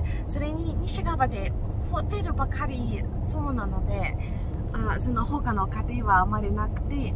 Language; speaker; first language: Japanese; non-native, fluent; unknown